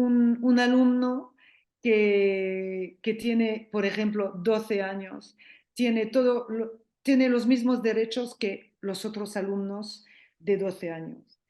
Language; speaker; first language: Spanish; non-native, fluent; French